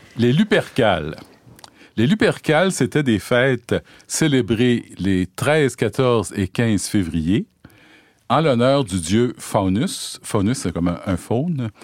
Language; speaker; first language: French; native; French